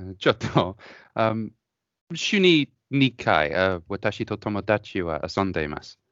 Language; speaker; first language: Japanese; non-native, learner; English